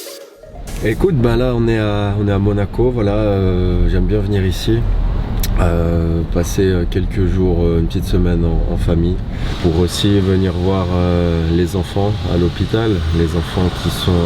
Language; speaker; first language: French; native; French